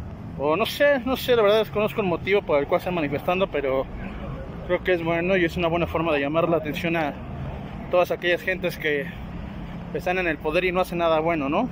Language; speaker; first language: Spanish; native; Spanish